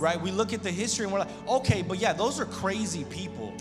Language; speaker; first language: English; early bilingual, other home language; Spanish